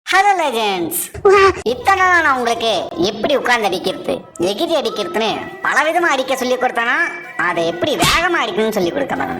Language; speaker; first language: Tamil; native; Tamil